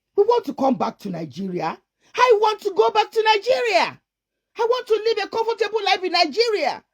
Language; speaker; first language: English; non-native, local second language; Yoruba